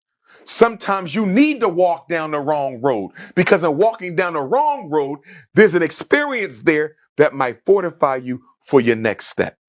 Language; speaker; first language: English; native; English